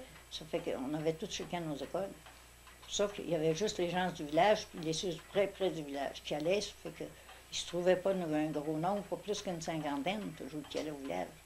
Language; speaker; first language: French; native; French